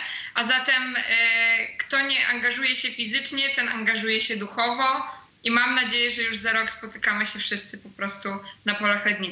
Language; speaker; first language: Polish; native; Polish